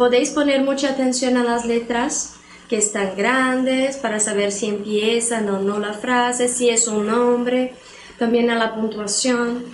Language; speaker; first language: Spanish; non-native, fluent; Portuguese